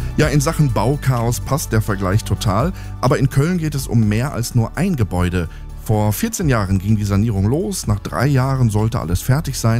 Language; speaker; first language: German; native; German